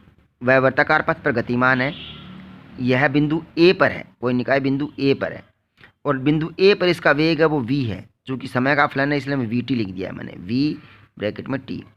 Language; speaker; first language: Hindi; native; Hindi